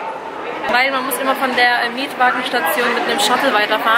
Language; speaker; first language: German; native; German